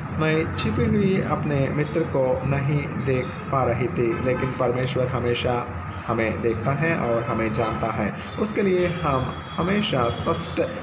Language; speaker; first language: Hindi; non-native, local second language; Telugu